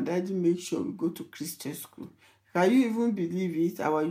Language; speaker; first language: English; non-native, local second language; Yoruba